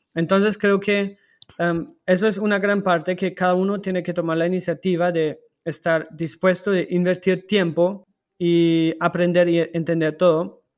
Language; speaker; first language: Spanish; non-native, fluent; German